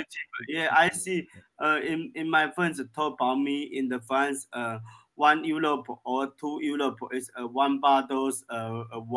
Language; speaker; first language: English; non-native, learner; Chinese